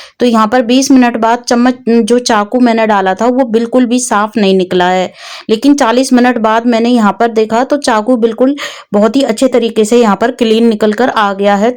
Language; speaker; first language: Hindi; native; Hindi